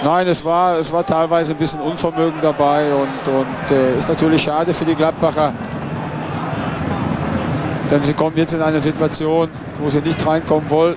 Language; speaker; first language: German; native; German